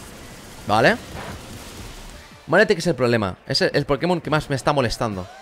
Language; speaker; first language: Spanish; native; Spanish